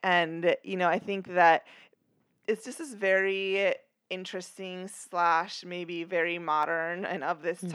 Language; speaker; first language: English; early bilingual, other home language; Spanish